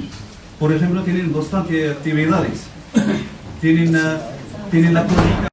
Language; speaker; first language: Spanish; non-native, fluent; Riffian